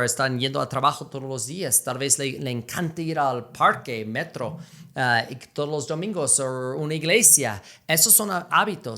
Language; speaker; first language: Spanish; non-native, fluent; English